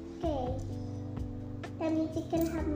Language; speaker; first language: English; non-native, learner; Indonesian